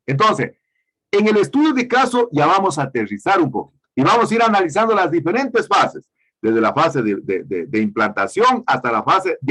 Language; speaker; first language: Spanish; native; Spanish